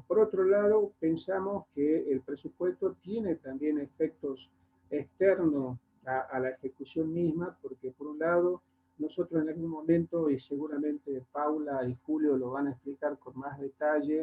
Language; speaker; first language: Spanish; native; Spanish